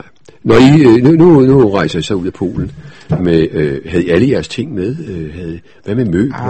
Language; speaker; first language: Danish; native; Danish